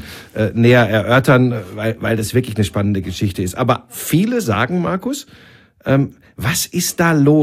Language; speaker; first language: German; native; German